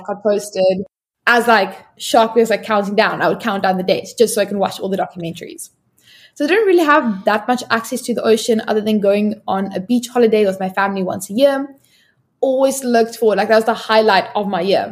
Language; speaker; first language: English; non-native, local second language; Afrikaans